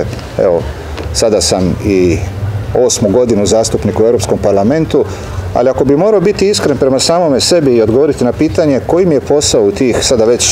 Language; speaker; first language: Serbian; native; Serbian